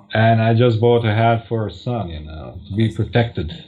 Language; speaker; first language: English; non-native, fluent; Croatian